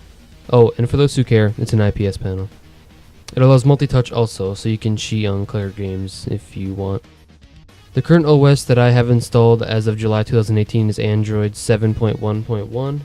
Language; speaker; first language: English; native; English